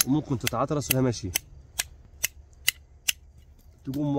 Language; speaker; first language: Arabic; native; Arabic